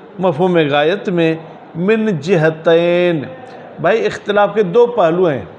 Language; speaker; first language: Urdu; non-native, local second language; Sindhi